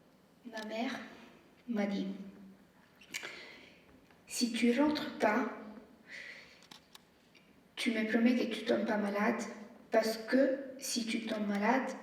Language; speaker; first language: French; non-native, fluent; Italian